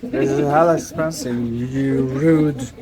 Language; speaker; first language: English; non-native, learner; Turkish